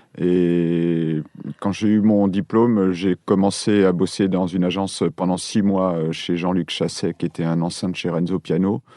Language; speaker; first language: French; native; French